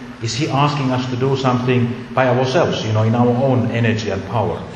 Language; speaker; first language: English; non-native, fluent; Finnish